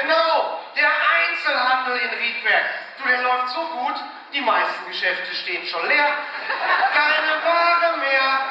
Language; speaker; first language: German; native; German